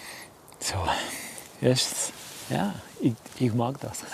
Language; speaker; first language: German; non-native, learner; English